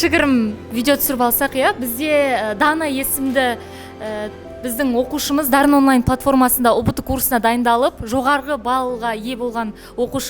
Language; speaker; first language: Kazakh; native; Kazakh